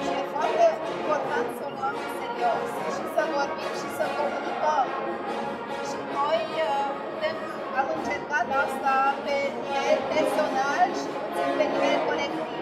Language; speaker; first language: Romanian; non-native, local second language; Hungarian